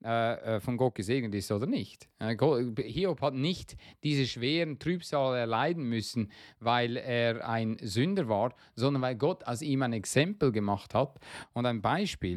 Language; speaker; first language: German; non-native, fluent; English